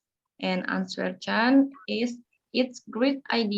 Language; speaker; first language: English; non-native, learner; Indonesian